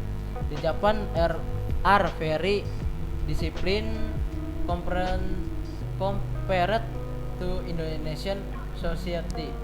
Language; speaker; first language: English; non-native, learner; Indonesian